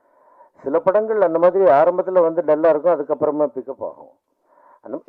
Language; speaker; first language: Tamil; native; Tamil